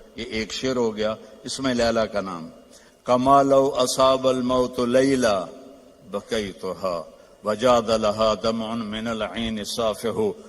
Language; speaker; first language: Urdu; non-native, local second language; Punjabi